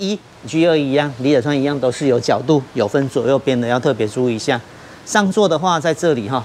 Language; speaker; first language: Chinese; native; Chinese